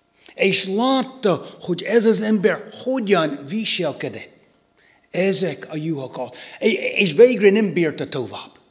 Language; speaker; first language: Hungarian; non-native, learner; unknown